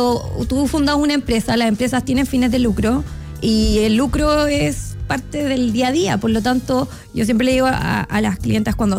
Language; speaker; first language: Spanish; native; Spanish